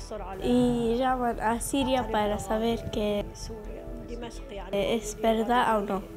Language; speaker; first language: Spanish; non-native, learner; Arabic